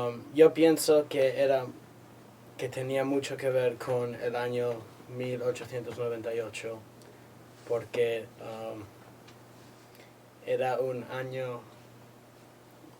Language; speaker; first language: Spanish; native; Spanish